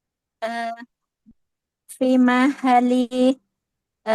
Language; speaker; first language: Arabic; non-native, learner; Indonesian